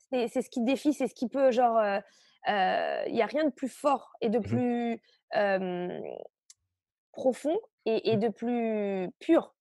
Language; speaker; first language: French; native; French